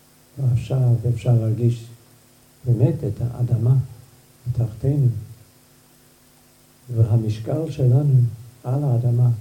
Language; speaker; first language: Hebrew; non-native, fluent; English